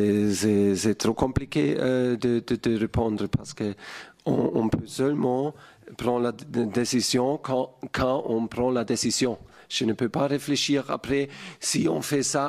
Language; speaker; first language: French; non-native, fluent; German